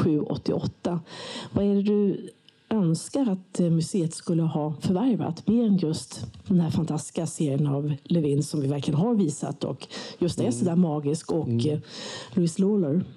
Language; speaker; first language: Swedish; native; Swedish